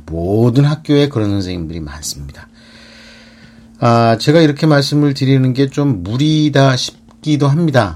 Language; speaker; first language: Korean; native; Korean